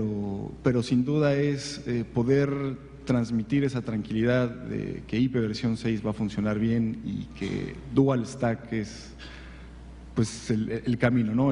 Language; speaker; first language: Spanish; native; Spanish